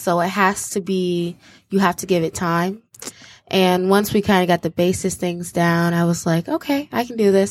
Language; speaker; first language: English; native; English